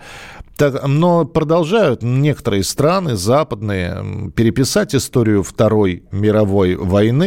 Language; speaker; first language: Russian; native; Russian